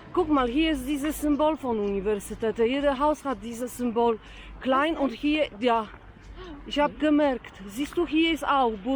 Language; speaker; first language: German; non-native, learner; Polish